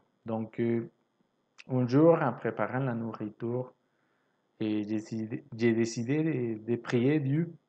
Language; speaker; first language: French; non-native, fluent; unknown